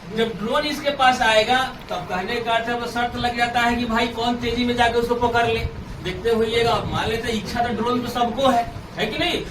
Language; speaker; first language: Hindi; native; Hindi